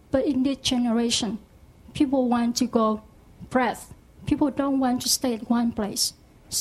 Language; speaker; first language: English; non-native, learner; Vietnamese